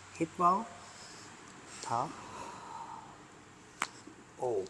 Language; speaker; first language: Vietnamese; non-native, learner; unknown